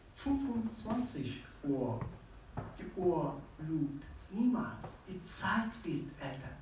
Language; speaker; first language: German; non-native, fluent; Persian